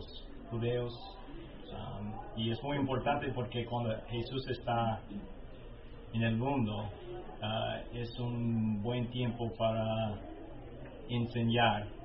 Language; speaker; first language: Spanish; non-native, learner; English